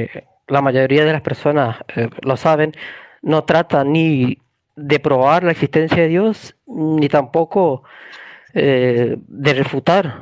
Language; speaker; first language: Spanish; native; Spanish